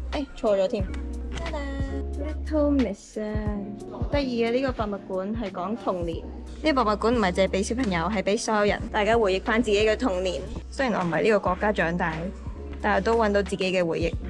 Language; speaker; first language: Cantonese; native; Cantonese